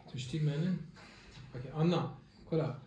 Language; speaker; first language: Swedish; early bilingual, other home language; Turkish